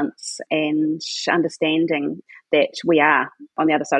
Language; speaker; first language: English; native; English